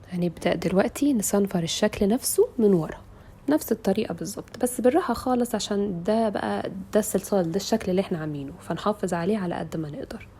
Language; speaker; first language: Arabic; native; Arabic